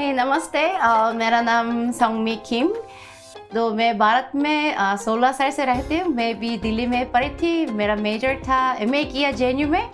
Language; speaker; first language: Hindi; non-native, fluent; Korean